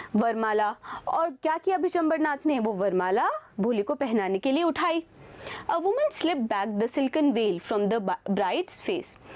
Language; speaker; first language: Hindi; native; Hindi